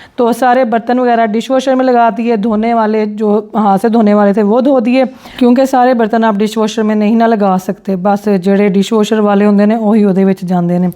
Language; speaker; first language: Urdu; non-native, local second language; Punjabi